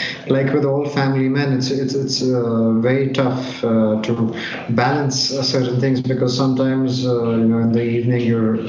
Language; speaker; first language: English; non-native, local second language; Hindi